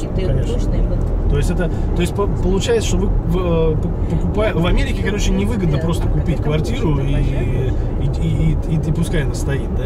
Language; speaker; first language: Russian; native; Russian